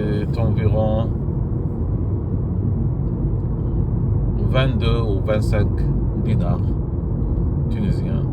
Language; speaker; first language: French; non-native, fluent; Arabic